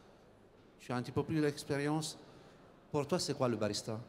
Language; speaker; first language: French; native; French